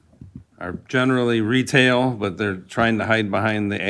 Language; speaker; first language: English; native; English